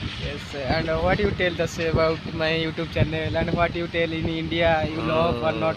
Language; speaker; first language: English; non-native, learner; Odia